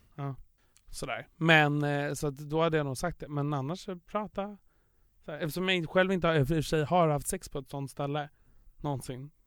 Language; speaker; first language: Swedish; native; Swedish